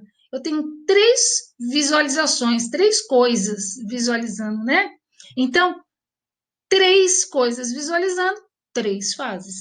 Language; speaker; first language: Portuguese; native; Portuguese